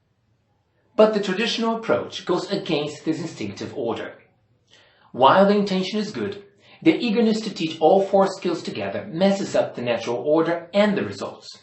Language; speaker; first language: English; non-native, fluent; Portuguese